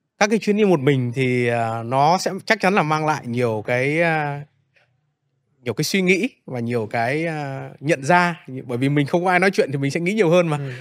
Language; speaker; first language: Vietnamese; native; Vietnamese